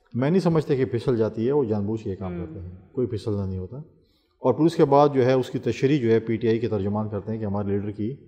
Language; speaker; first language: Urdu; non-native, local second language; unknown